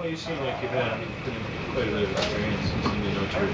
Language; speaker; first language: English; native; English